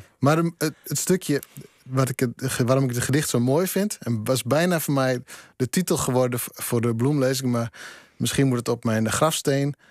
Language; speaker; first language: Dutch; non-native, local second language; Western Frisian